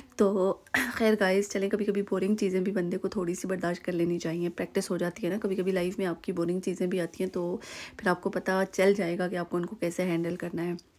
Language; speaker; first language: Urdu; native; Urdu